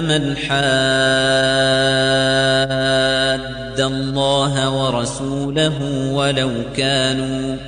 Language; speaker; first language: Arabic; native; Arabic